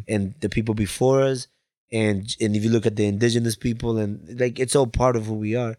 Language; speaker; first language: English; early bilingual, other home language; Spanish